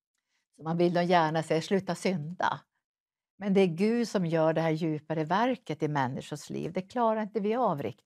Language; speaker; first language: Swedish; native; Swedish